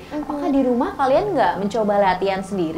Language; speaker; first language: Indonesian; native; Indonesian